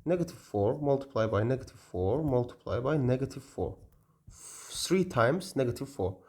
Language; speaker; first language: English; non-native, learner; Azerbaijani